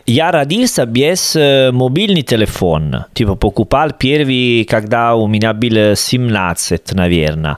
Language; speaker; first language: Russian; non-native, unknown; Italian